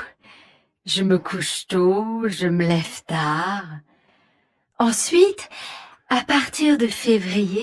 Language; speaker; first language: French; native; French